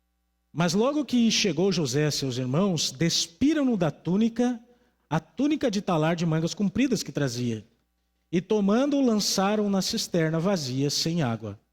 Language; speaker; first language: Portuguese; native; Portuguese